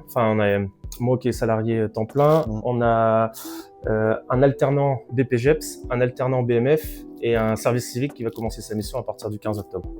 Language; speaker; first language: French; native; French